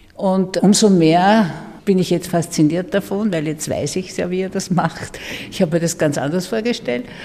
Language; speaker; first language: German; native; German